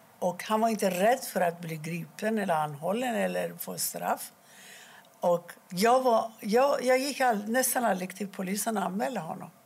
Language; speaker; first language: Swedish; non-native, fluent; Persian